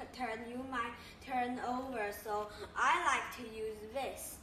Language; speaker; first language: English; non-native, learner; Chinese